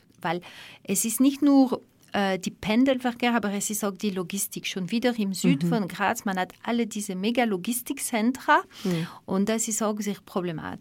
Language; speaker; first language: German; non-native, fluent; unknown